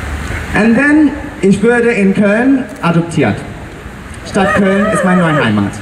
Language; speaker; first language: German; non-native, learner; Bangla